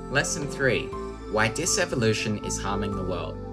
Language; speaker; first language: English; native; English